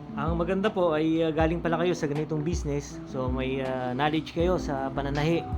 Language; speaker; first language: Filipino; native; Filipino